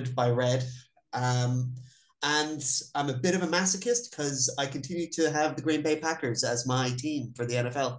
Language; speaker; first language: English; native; English